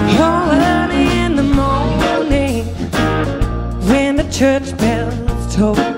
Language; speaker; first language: English; native; English